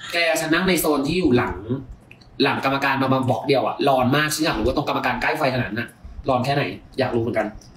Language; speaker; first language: Thai; native; Thai